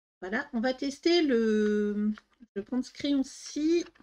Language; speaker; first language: French; native; French